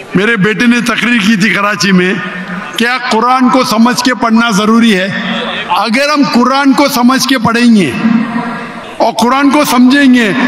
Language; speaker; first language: Hindi; non-native, local second language; Konkani